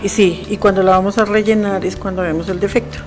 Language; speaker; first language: Spanish; native; Spanish